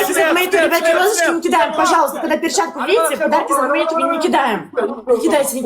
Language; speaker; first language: Russian; native; Russian